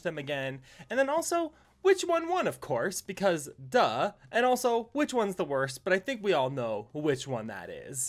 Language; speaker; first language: English; native; English